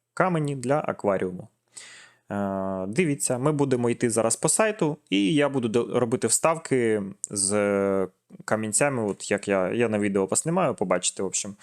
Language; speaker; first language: Ukrainian; non-native, local second language; Russian